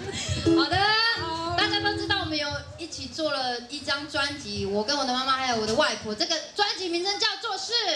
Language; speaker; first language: Chinese; native; Chinese